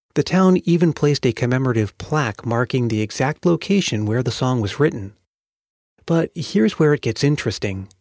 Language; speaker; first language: English; native; English